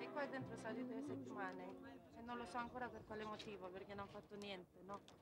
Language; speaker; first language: Italian; non-native, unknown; Romanian